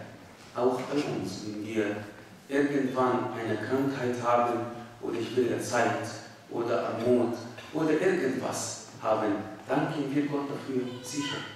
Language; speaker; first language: German; non-native, fluent; Arabic